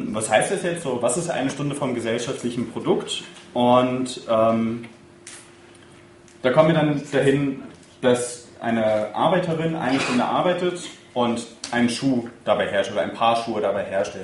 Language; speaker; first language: German; native; German